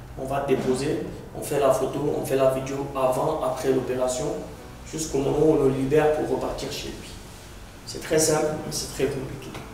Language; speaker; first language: French; non-native, local second language; Arabic